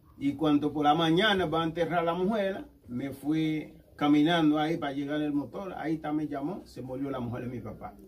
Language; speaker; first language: Spanish; non-native, learner; Haitian Creole